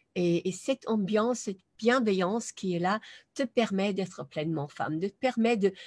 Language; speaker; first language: French; non-native, fluent; German